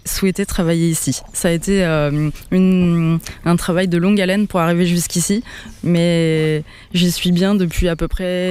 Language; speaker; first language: French; native; French